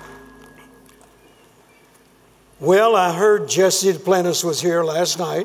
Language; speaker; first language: English; native; English